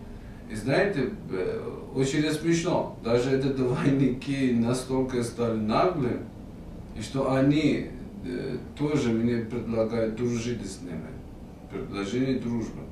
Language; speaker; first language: Russian; non-native, fluent; Persian